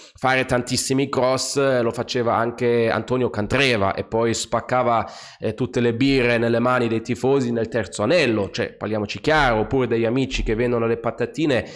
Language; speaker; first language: Italian; non-native, fluent; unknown